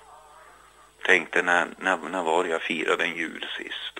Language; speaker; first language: Swedish; native; Swedish